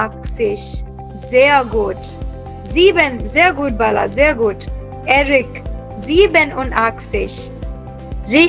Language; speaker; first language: German; non-native, fluent; Hindi